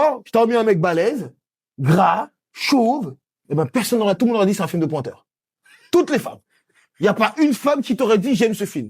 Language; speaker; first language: French; native; French